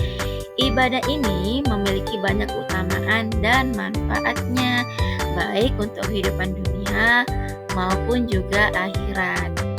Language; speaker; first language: Indonesian; native; Indonesian